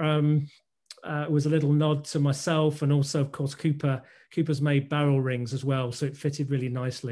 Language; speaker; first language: English; native; English